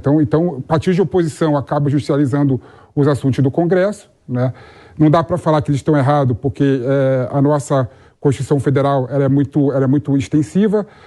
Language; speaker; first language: Portuguese; native; Portuguese